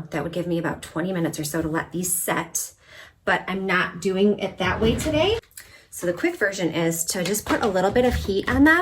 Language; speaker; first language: English; native; English